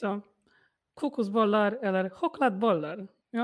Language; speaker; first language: Swedish; non-native, fluent; Polish